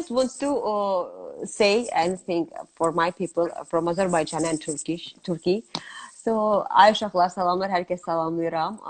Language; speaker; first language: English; non-native, learner; Azerbaijani